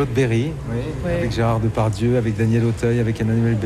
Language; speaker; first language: French; native; French